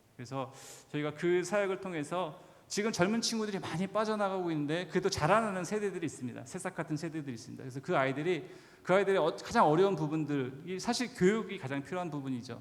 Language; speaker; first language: Korean; native; Korean